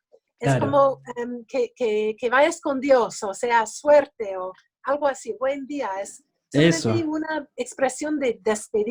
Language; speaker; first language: Spanish; early bilingual, other home language; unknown